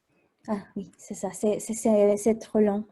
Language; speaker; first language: French; non-native, fluent; Spanish